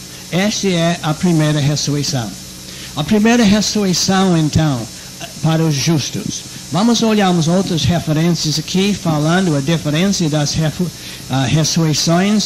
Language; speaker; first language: Portuguese; non-native, fluent; English